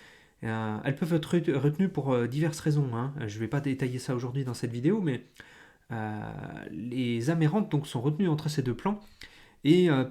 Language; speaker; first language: French; native; French